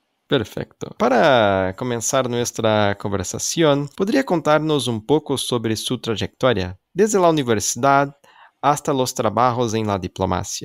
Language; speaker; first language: Spanish; non-native, fluent; Portuguese